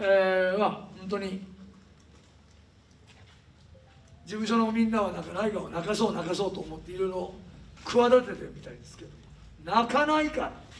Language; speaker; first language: Japanese; native; Japanese